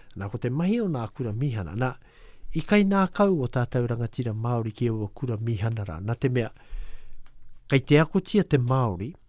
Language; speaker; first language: Māori; native; Māori